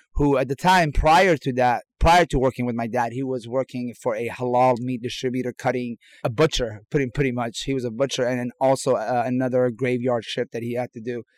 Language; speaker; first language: English; non-native, fluent; Persian